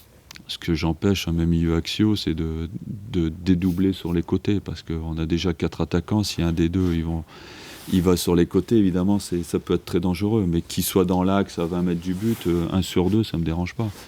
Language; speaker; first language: French; native; French